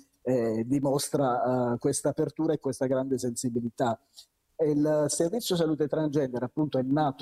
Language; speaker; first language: Italian; native; Italian